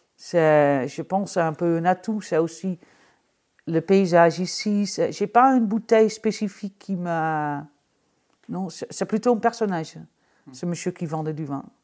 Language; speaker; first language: French; non-native, fluent; Dutch